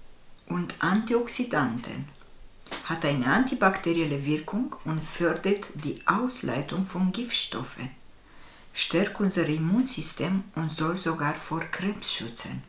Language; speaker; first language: German; non-native, fluent; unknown